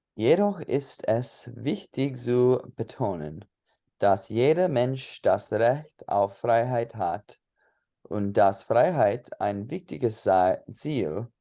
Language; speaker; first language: German; non-native, learner; English